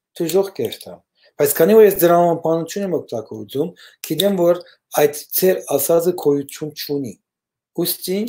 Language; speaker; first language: Armenian; early bilingual, heritage; Armenian